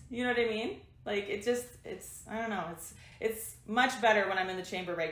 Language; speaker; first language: English; native; English